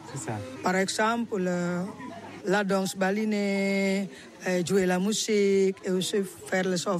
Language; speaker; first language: French; non-native, learner; Indonesian